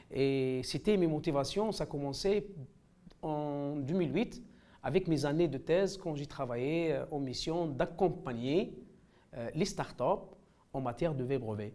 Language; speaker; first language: French; non-native, local second language; Arabic